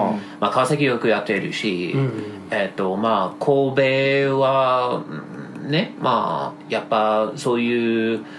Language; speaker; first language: Japanese; non-native, fluent; English